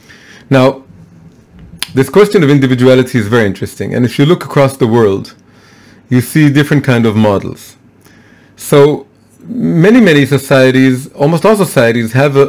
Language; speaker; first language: English; non-native, fluent; Hebrew